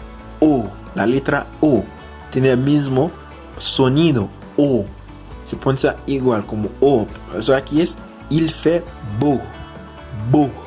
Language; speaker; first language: Spanish; non-native, fluent; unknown